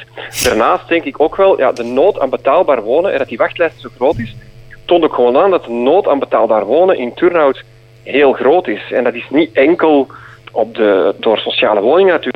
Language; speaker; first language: Dutch; native; Dutch